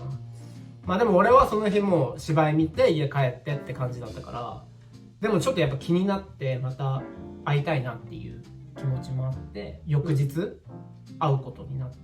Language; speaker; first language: Japanese; native; Japanese